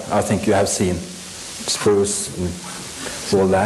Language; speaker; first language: English; non-native, fluent; Norwegian